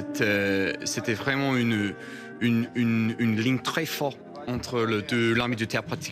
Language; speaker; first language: French; non-native, fluent; English